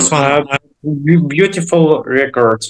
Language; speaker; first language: English; non-native, learner; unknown